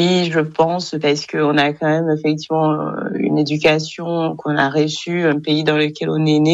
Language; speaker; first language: French; non-native, local second language; Kinyarwanda